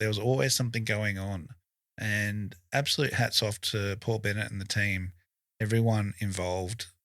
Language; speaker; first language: English; native; English